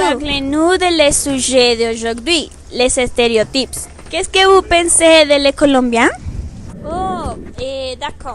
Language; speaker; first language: French; non-native, learner; Spanish